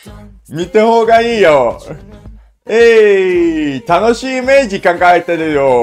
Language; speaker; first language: Japanese; non-native, learner; English